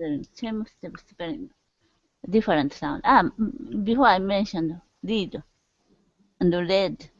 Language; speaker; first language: English; non-native, learner; Japanese